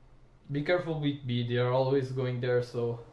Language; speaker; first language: English; non-native, learner; Portuguese